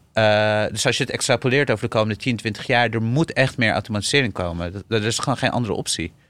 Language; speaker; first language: Dutch; early bilingual, other home language; Arabic